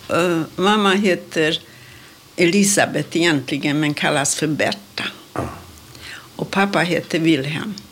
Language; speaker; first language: Swedish; non-native, fluent; Hungarian